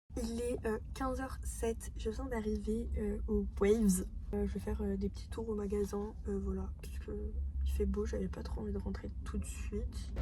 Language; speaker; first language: French; native; French